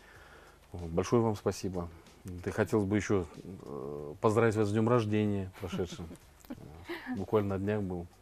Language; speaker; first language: Russian; native; Russian